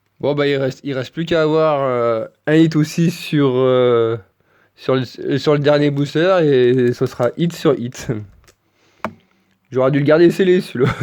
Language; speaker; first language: French; native; French